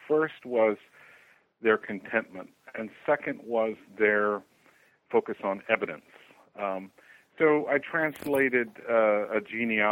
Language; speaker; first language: English; native; English